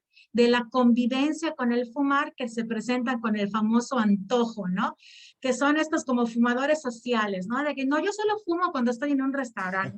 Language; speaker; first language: Spanish; native; Spanish